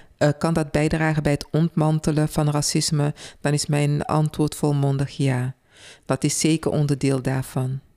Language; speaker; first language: Dutch; early bilingual, other home language; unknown